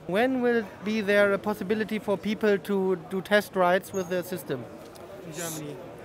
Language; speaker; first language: English; non-native, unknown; German